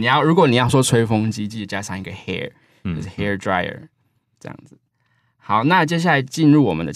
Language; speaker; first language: Chinese; native; Chinese